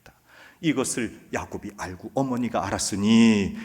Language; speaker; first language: Korean; native; Korean